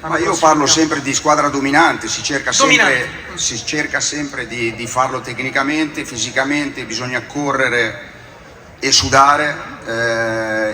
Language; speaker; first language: Italian; native; Italian